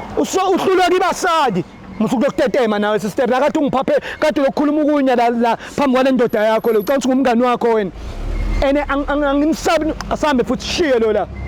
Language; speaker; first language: Zulu; native; Zulu